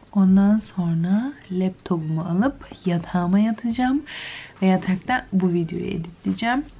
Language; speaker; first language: Turkish; early bilingual, heritage; Turkish